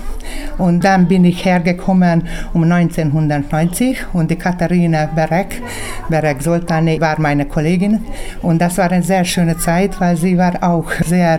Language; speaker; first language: German; early bilingual, heritage; German